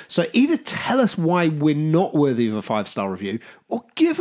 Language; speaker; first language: English; native; English